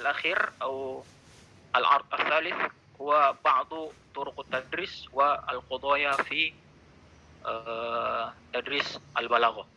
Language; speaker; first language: Arabic; non-native, learner; Indonesian